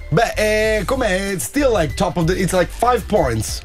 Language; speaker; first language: English; non-native, fluent; Italian